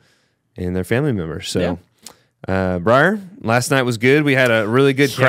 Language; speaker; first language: English; native; English